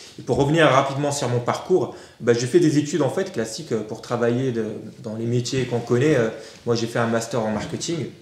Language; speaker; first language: French; non-native, local second language; Arabic